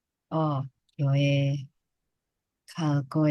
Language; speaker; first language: Korean; non-native, learner; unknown